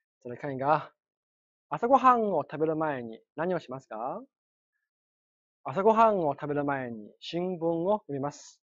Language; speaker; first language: Japanese; non-native, fluent; Chinese